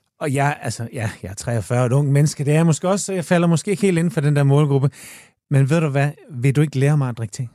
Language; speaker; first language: Danish; native; Danish